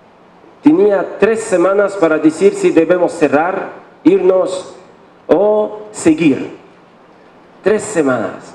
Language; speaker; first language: Spanish; non-native, fluent; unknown